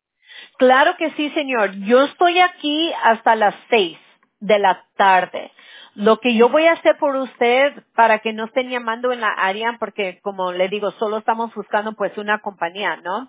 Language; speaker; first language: Spanish; early bilingual, heritage; Spanish